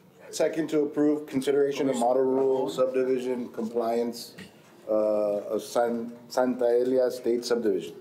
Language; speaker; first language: English; early bilingual, other home language; Spanish